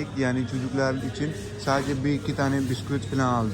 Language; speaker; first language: Turkish; non-native, learner; Urdu